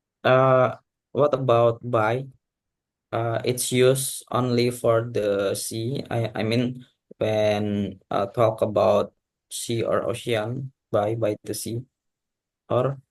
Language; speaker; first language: English; non-native, learner; Indonesian